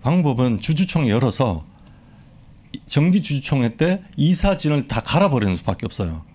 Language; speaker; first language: Korean; native; Korean